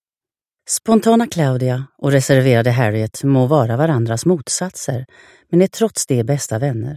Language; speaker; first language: Swedish; native; Swedish